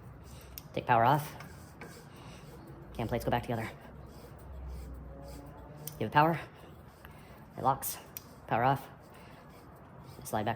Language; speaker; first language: English; native; English